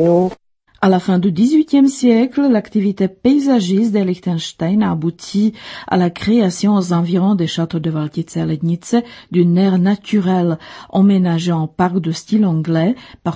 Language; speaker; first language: French; non-native, fluent; Czech